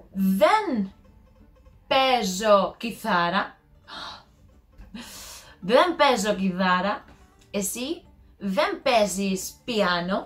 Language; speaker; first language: Greek; non-native, learner; English